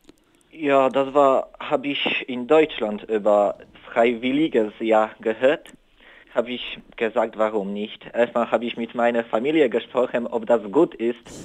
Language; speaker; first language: German; non-native, learner; Polish